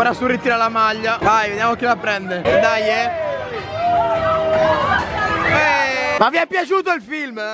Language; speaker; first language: Italian; native; Italian